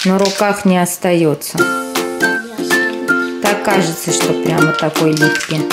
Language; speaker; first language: Russian; native; Russian